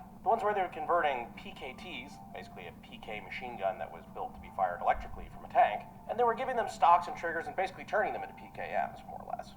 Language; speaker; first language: English; native; English